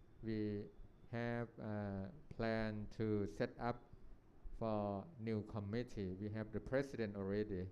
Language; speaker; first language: English; non-native, learner; Thai